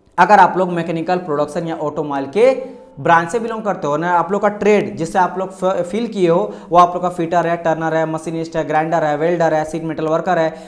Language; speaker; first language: Hindi; non-native, local second language; Marathi